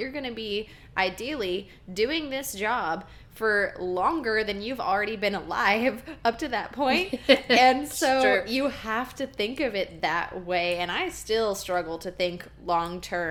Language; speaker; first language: English; native; English